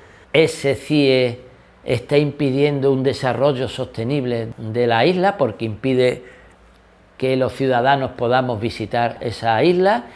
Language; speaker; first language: Spanish; native; Spanish